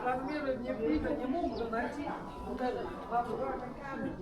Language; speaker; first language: Russian; non-native, learner; Chinese